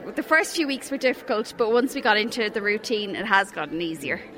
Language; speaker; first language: English; native; English